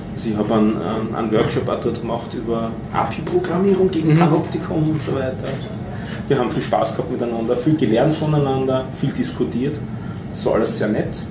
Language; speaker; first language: German; native; German